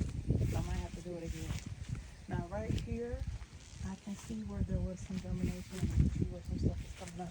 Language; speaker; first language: English; native; English